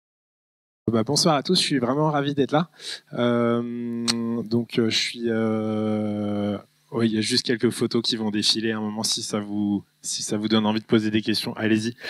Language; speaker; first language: French; native; French